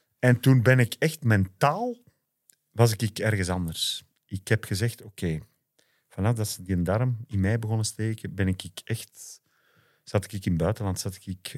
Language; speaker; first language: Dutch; native; Dutch